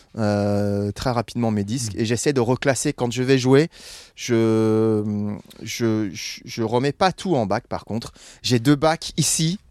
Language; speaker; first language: French; non-native, fluent; English